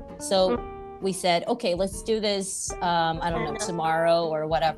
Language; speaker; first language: English; non-native, fluent; Japanese